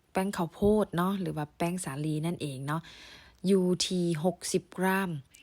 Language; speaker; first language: Thai; native; Thai